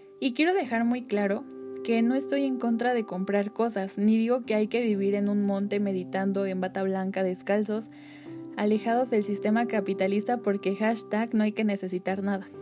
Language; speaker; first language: Spanish; native; Spanish